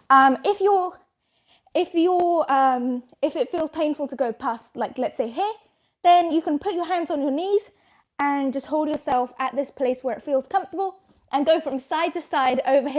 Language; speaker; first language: English; native; English